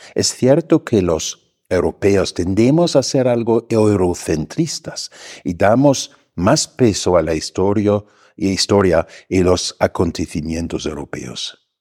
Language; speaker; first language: Spanish; non-native, fluent; German